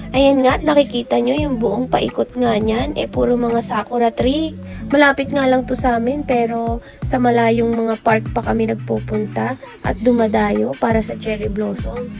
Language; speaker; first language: Filipino; native; Filipino